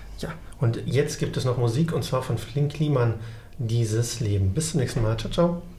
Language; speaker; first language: German; native; German